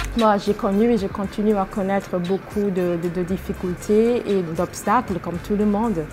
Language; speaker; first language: French; non-native, fluent; English